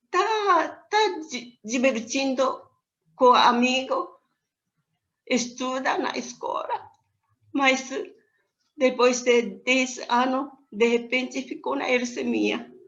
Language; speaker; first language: Portuguese; non-native, learner; Japanese